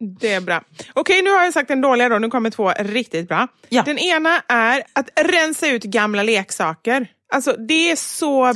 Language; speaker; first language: Swedish; native; Swedish